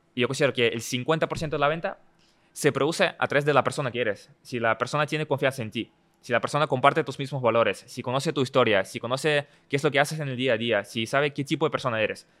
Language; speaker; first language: Spanish; early bilingual, other home language; Russian